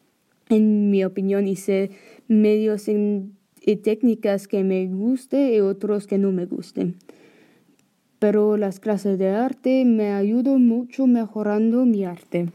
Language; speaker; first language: Spanish; non-native, learner; English